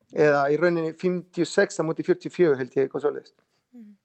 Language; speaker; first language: Icelandic; non-native, fluent; Spanish